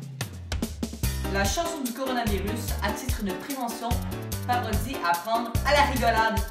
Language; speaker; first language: French; native; French